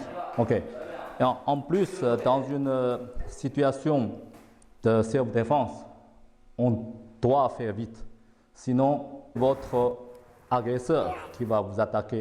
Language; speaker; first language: French; non-native, fluent; Chinese